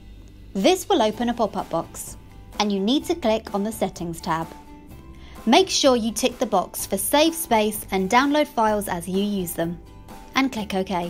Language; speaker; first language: English; native; English